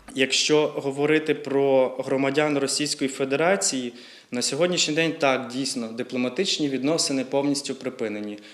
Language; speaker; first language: Ukrainian; native; Ukrainian